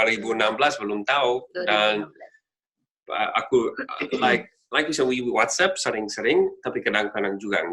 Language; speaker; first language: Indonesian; non-native, learner; Dutch